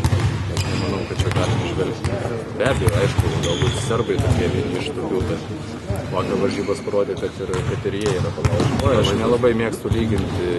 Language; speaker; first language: Lithuanian; native; Lithuanian